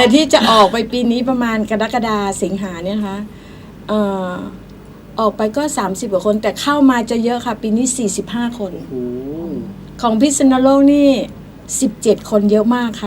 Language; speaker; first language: Thai; native; Thai